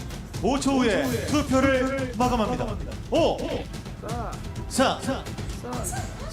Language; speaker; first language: Korean; native; Korean